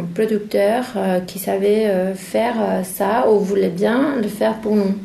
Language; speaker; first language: French; non-native, fluent; Spanish